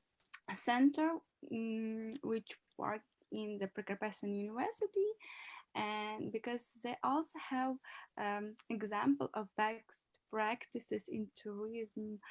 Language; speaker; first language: English; non-native, learner; Ukrainian